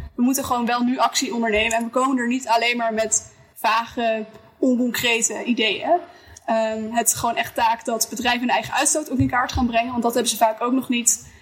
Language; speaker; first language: Dutch; native; Dutch